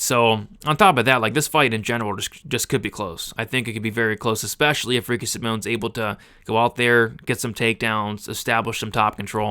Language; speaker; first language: English; native; English